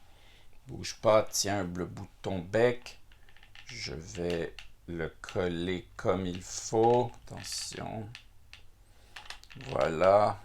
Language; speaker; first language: French; native; French